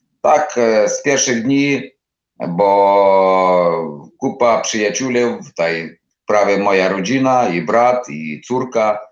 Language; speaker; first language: Polish; non-native, learner; Ukrainian